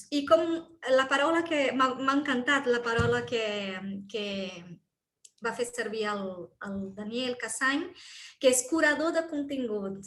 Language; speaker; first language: Catalan; non-native, fluent; Portuguese